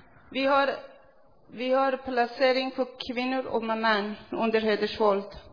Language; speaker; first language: Swedish; non-native, fluent; Persian